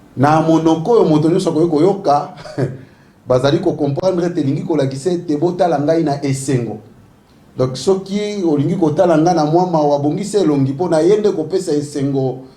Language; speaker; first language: Lingala; non-native, local second language; Kongo